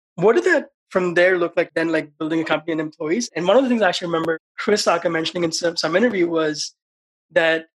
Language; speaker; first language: English; non-native, local second language; Hindi